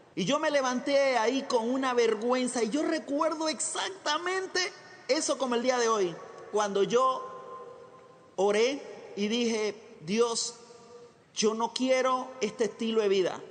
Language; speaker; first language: Spanish; native; Spanish